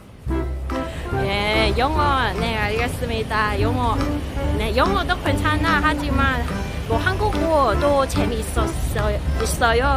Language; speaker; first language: Korean; non-native, learner; Cantonese